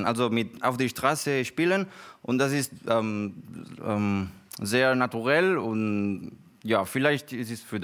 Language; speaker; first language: German; non-native, learner; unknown